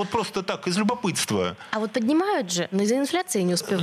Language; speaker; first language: Russian; native; Russian